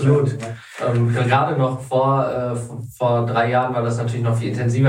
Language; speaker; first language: German; native; German